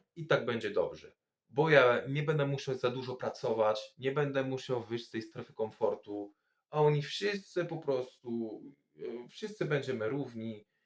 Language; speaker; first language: Polish; non-native, fluent; French